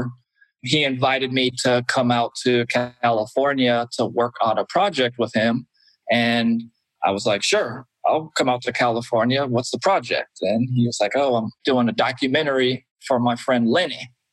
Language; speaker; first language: English; native; English